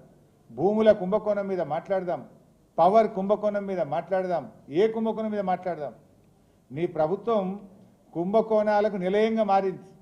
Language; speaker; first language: Telugu; native; Telugu